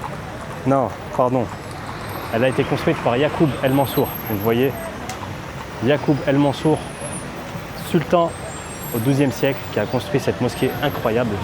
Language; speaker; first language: French; native; French